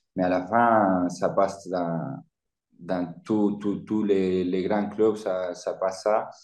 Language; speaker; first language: French; non-native, learner; Spanish